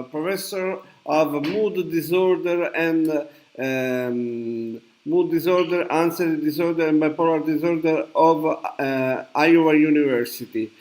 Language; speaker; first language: English; non-native, learner; Italian